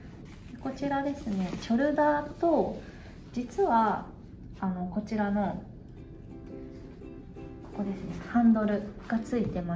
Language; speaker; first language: Japanese; native; Japanese